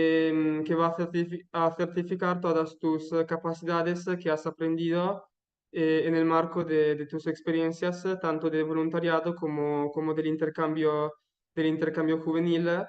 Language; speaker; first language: Spanish; non-native, learner; Italian